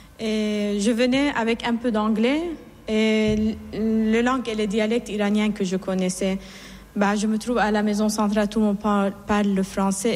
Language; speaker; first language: French; non-native, fluent; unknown